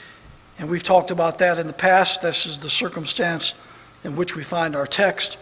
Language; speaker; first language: English; native; English